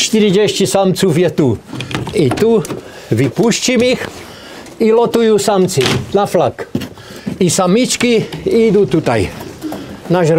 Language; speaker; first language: Polish; non-native, learner; Czech